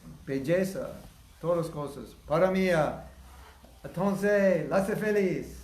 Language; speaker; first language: Spanish; non-native, learner; English